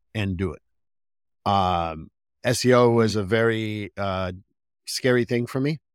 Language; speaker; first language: English; non-native, fluent; French